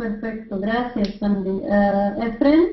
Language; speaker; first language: Spanish; non-native, fluent; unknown